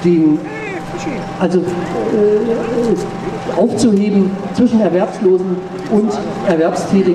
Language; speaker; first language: German; native; German